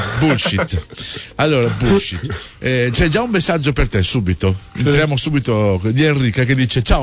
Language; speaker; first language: Italian; native; Italian